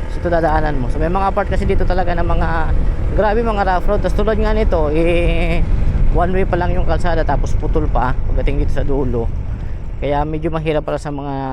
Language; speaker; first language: Filipino; non-native, local second language; Bikol